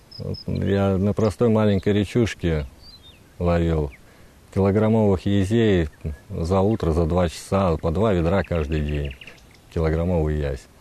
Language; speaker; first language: Russian; native; Russian